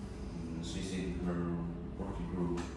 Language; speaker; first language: English; non-native, learner; Vietnamese